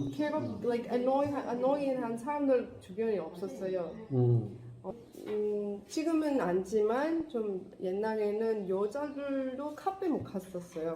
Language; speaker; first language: Korean; non-native, fluent; Arabic